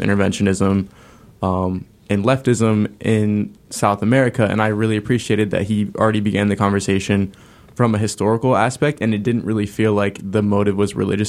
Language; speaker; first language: English; native; English